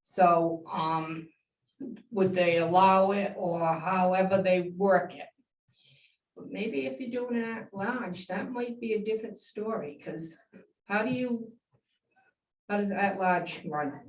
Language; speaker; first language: English; native; English